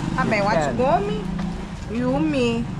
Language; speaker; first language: English; non-native, learner; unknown